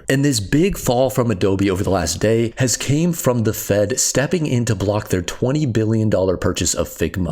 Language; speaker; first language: English; native; English